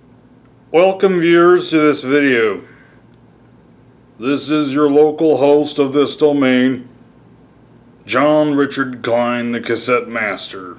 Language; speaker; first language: English; native; English